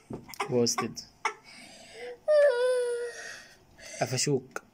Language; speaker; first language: Arabic; native; Arabic